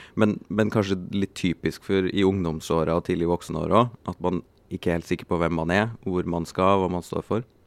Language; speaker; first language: Norwegian; native; Norwegian